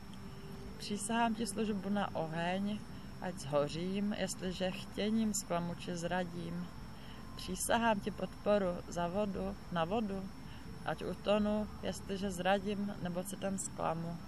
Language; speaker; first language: Czech; native; Czech